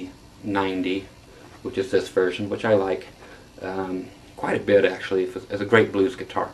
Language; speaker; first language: English; native; English